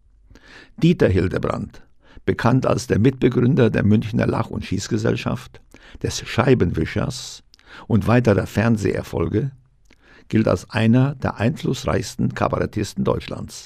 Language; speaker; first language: German; native; German